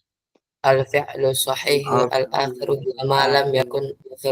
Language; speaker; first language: Arabic; non-native, learner; Indonesian